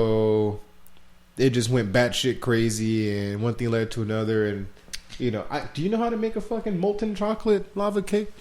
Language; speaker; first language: English; native; English